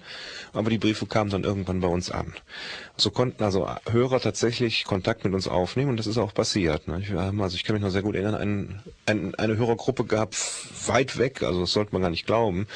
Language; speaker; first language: German; native; German